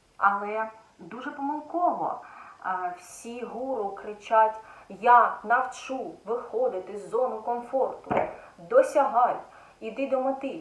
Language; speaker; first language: Ukrainian; native; Ukrainian